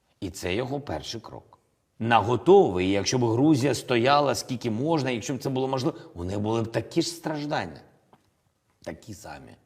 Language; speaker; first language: Ukrainian; non-native, local second language; Russian